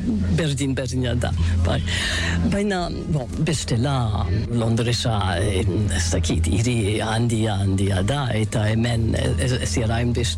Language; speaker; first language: Basque; non-native, learner; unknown